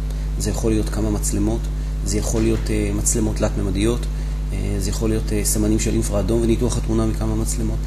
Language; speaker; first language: Hebrew; native; Hebrew